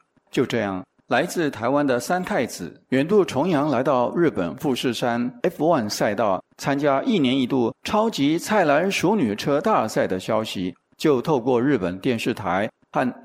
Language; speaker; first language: Chinese; native; Chinese